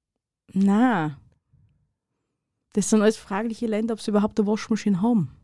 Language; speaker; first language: German; native; German